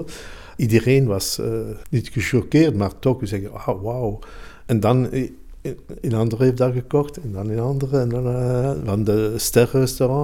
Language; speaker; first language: Dutch; non-native, local second language; Italian